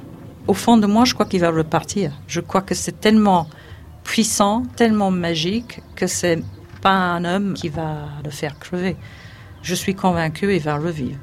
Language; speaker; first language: French; non-native, fluent; English